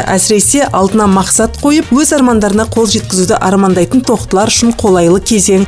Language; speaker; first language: Kazakh; native; Kazakh